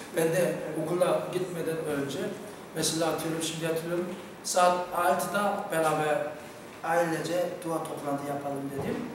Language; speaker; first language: Turkish; non-native, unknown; Korean